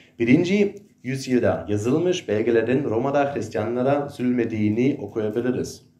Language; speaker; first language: Turkish; non-native, fluent; German